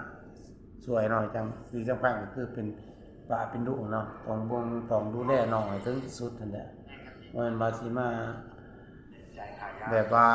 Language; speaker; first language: Thai; non-native, local second language; Northeastern Thai